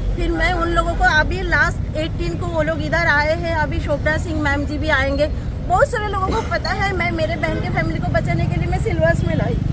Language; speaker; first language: Hindi; non-native, local second language; Bangla